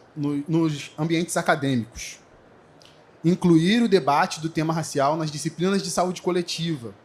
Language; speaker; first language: Portuguese; native; Portuguese